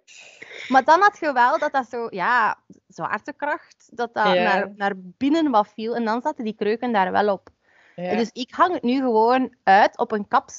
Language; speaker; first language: Dutch; native; Dutch